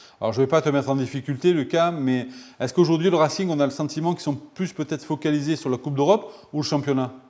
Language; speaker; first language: French; native; French